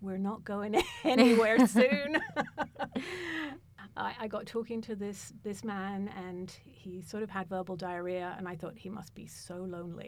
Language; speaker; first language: English; native; English